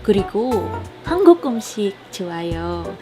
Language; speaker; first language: Korean; non-native, learner; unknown